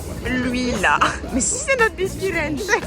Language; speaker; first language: French; native; French